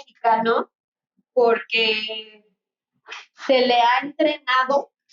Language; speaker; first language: Spanish; native; Spanish